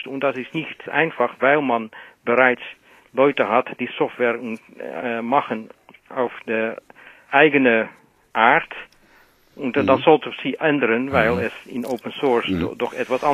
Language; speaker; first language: German; non-native, learner; Dutch